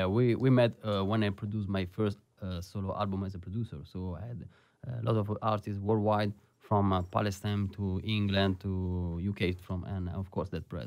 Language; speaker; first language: English; non-native, fluent; Italian